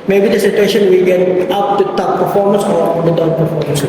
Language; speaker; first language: English; non-native, learner; Indonesian